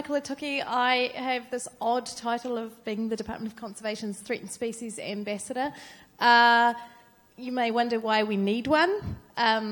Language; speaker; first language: English; native; English